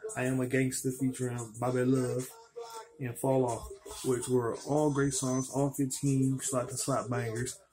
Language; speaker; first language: English; native; English